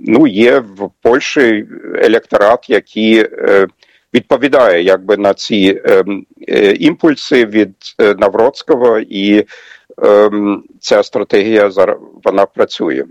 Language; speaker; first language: Ukrainian; non-native, fluent; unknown